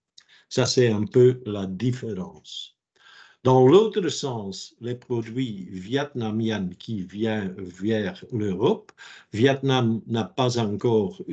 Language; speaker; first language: French; non-native, local second language; Dutch